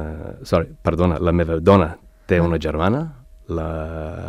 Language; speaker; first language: Catalan; non-native, learner; English